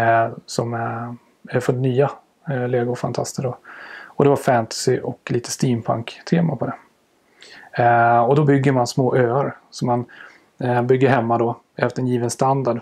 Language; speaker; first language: Swedish; native; Swedish